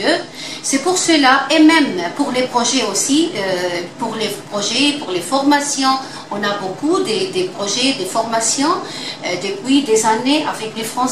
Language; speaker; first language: French; non-native, fluent; Arabic